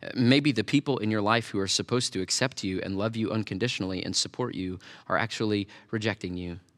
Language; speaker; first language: English; native; English